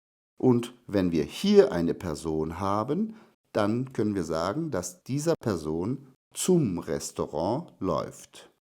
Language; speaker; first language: German; non-native, fluent; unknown